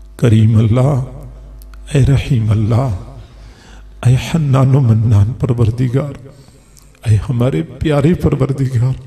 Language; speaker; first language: Urdu; non-native, local second language; Punjabi